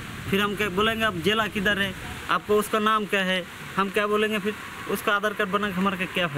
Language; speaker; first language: Hindi; non-native, learner; Bangla